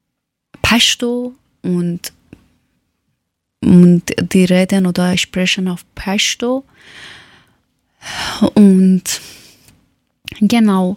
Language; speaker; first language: German; non-native, learner; Persian